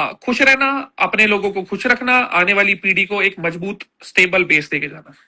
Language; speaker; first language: Hindi; native; Hindi